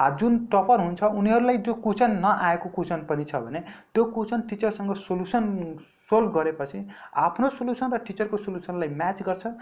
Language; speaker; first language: Nepali; non-native, local second language; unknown